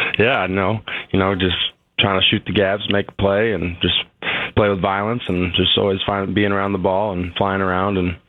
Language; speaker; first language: English; native; English